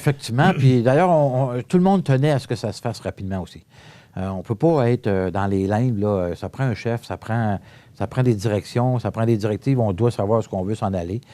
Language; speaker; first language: French; native; French